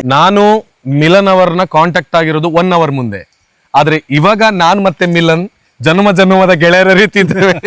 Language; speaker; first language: Kannada; native; Kannada